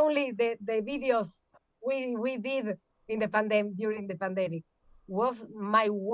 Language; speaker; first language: English; non-native, learner; Spanish